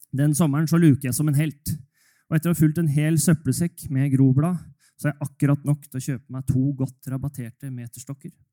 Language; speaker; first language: Norwegian; native; Norwegian